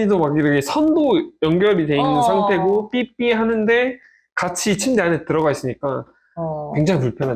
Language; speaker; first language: Korean; native; Korean